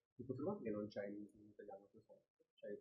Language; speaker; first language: Italian; native; Italian